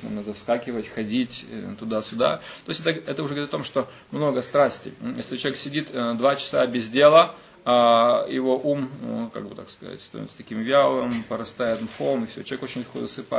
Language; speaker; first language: Russian; native; Russian